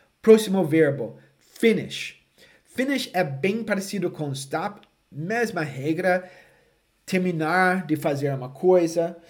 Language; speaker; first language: Portuguese; non-native, fluent; English